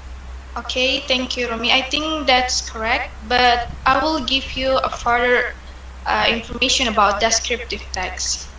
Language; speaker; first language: English; non-native, learner; Indonesian